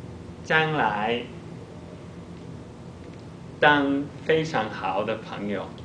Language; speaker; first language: Chinese; non-native, learner; English